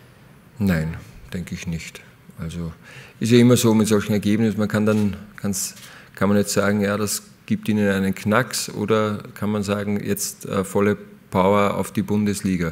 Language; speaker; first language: German; native; German